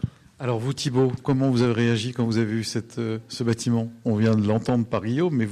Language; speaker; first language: French; native; French